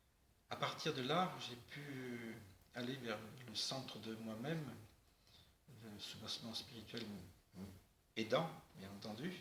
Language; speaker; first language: French; native; French